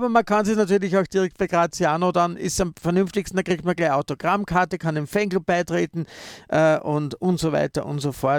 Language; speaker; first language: German; native; German